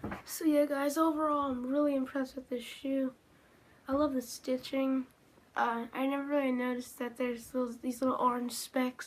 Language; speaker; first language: English; native; English